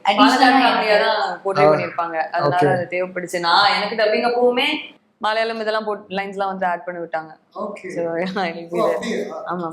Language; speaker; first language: Tamil; native; Tamil